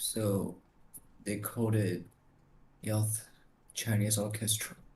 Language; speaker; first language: English; non-native, learner; Chinese